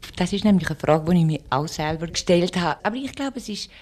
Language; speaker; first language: German; early bilingual, other home language; French